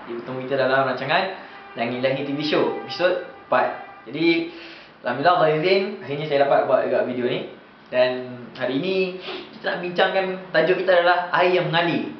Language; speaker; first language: Malay; native; Malay